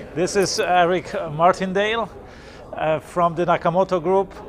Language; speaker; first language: English; non-native, fluent; Polish